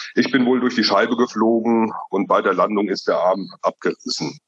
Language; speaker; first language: German; native; German